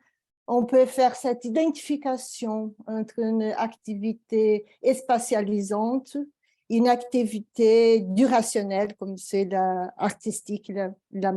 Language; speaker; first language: French; non-native, fluent; Portuguese